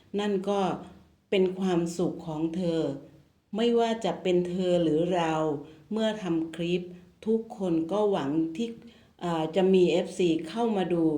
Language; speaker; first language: Thai; native; Thai